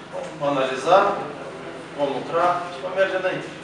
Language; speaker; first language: Romanian; non-native, local second language; Russian